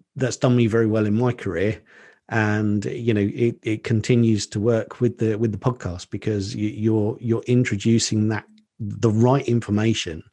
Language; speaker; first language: English; native; English